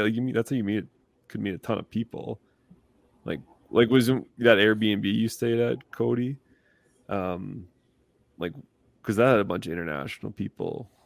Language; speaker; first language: English; native; English